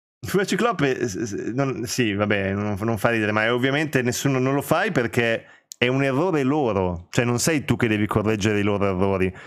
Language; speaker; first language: Italian; early bilingual, other home language; Albanian